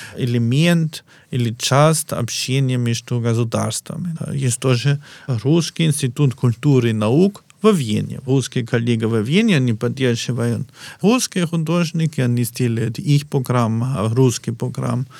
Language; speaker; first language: Russian; non-native, learner; German